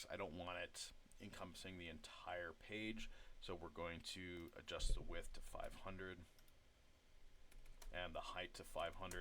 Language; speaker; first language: English; native; English